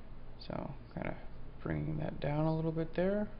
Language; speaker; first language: English; native; English